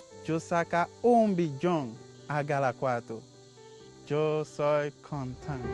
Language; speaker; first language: Spanish; non-native, learner; Haitian Creole